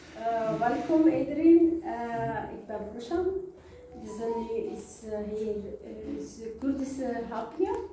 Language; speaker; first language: Dutch; non-native, learner; Kurdish